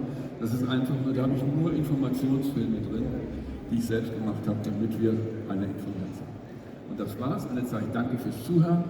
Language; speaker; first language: German; native; German